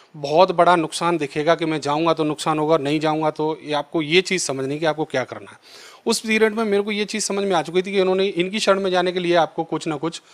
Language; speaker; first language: Hindi; native; Hindi